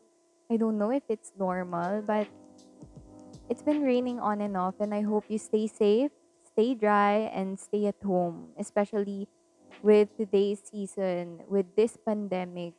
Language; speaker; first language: English; non-native, local second language; Filipino